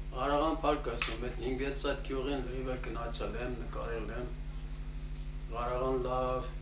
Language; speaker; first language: Armenian; early bilingual, heritage; Armenian